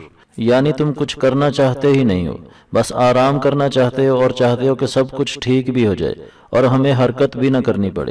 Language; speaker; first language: Urdu; native; Urdu